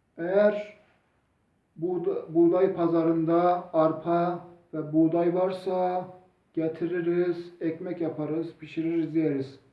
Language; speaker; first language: Turkish; non-native, local second language; Zaza